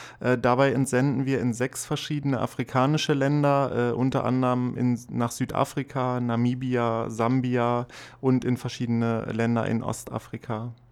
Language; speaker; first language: German; native; German